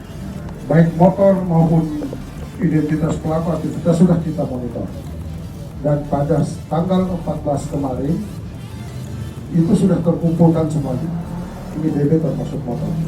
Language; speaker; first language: Indonesian; native; Indonesian